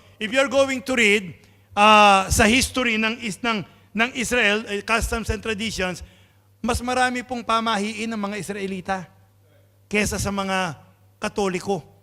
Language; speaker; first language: Filipino; non-native, local second language; Pampanga